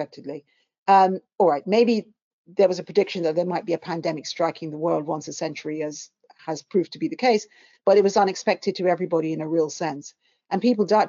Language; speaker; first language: English; native; English